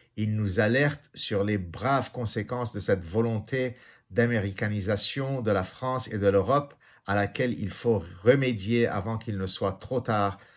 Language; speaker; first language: French; non-native, local second language; Arabic